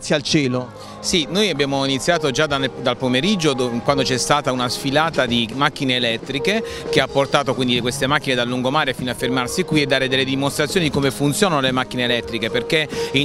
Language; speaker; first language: Italian; native; Italian